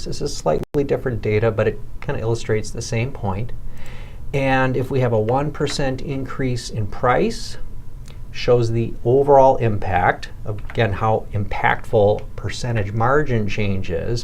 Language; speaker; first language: English; native; English